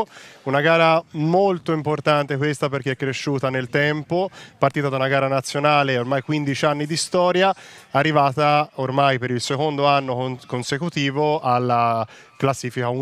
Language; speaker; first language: Italian; native; Italian